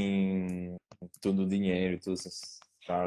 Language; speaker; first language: Portuguese; non-native, learner; Spanish